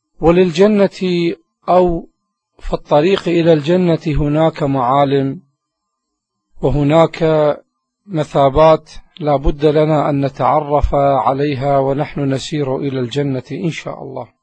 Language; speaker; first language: Arabic; native; Arabic